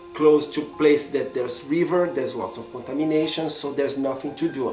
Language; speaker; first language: English; non-native, fluent; Portuguese